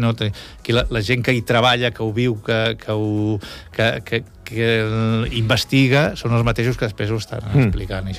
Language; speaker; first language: Catalan; native; Catalan